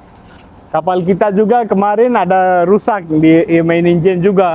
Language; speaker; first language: Indonesian; non-native, learner; Telugu